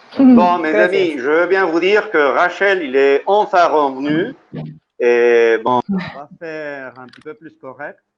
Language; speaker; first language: French; early bilingual, heritage; French